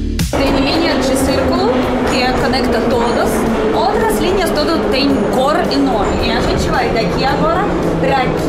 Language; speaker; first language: Portuguese; non-native, learner; Russian